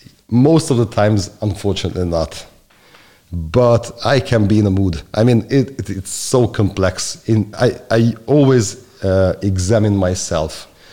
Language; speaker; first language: English; non-native, fluent; Hungarian